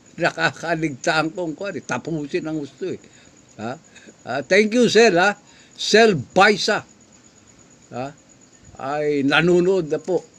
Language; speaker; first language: Filipino; non-native, local second language; Iloko